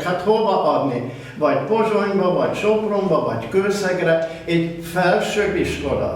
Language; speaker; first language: Hungarian; early bilingual, heritage; German